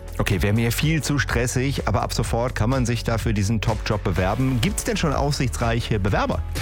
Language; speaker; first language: German; native; German